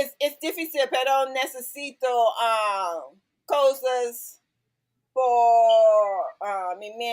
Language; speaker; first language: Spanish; non-native, learner; English